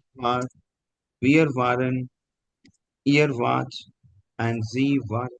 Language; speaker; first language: German; non-native, fluent; Hindi